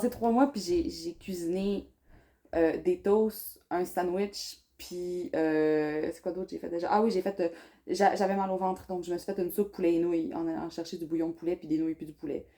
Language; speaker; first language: French; native; French